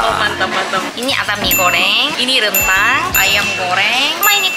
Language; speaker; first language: Korean; non-native, local second language; Indonesian